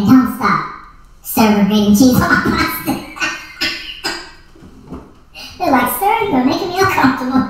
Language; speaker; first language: English; native; English